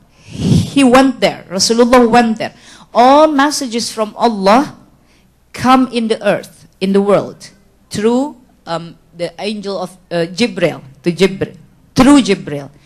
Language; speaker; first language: English; non-native, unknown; Indonesian